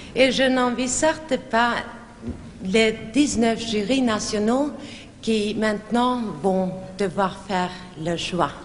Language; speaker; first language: French; non-native, fluent; Swedish